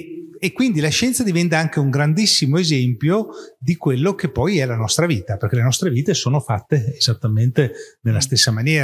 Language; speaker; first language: Italian; native; Italian